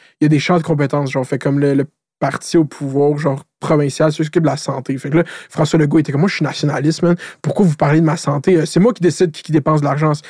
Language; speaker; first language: French; native; French